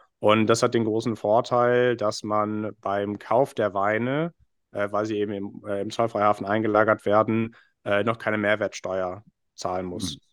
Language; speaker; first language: German; non-native, fluent; English